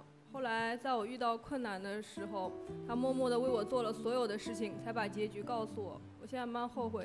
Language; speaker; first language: Chinese; native; Chinese